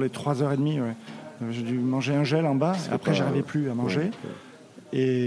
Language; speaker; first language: French; native; French